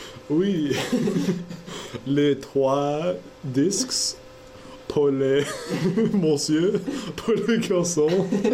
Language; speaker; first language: French; non-native, learner; English